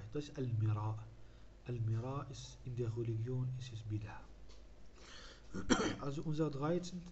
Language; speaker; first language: German; non-native, fluent; Arabic